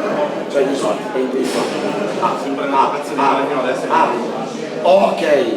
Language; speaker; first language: English; non-native, learner; Italian